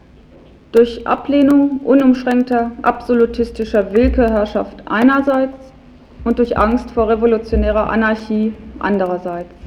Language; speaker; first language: German; native; German